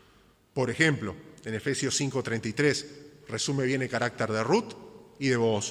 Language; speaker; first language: Spanish; native; Spanish